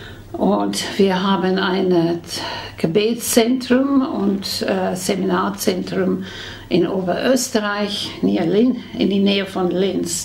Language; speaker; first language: German; non-native, fluent; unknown